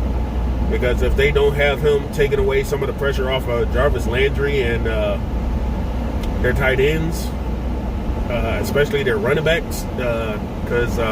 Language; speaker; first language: English; native; English